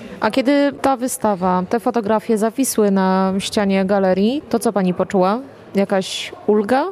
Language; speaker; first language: Polish; native; Polish